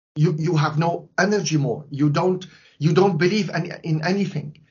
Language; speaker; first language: English; non-native, fluent; Arabic